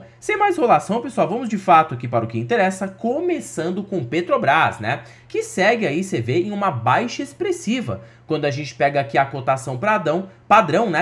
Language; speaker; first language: Portuguese; native; Portuguese